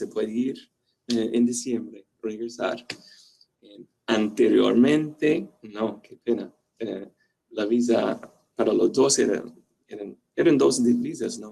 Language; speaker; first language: Spanish; non-native, fluent; English